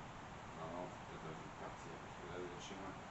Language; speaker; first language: French; native; French